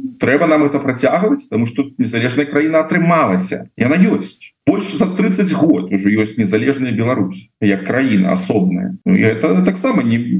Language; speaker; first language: Belarusian; non-native, local second language; Russian